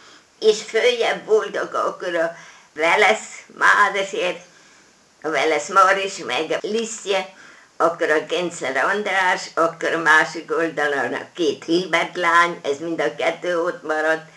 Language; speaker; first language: Hungarian; non-native, local second language; German